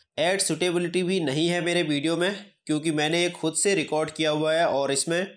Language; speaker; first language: Hindi; native; Hindi